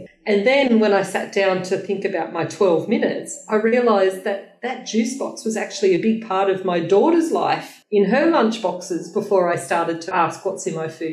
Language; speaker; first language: English; native; English